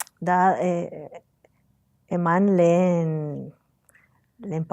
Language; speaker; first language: Basque; non-native, learner; Spanish